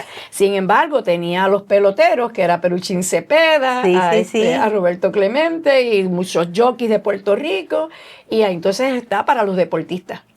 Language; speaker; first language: Spanish; native; Spanish